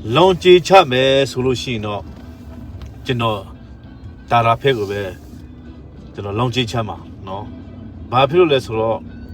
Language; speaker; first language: Burmese; non-native, local second language; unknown